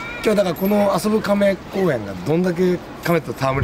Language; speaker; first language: Japanese; native; Japanese